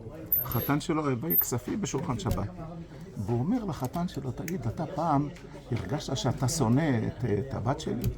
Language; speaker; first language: Hebrew; non-native, fluent; French